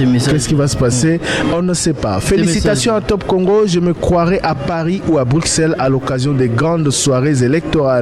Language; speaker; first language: French; non-native, local second language; Lingala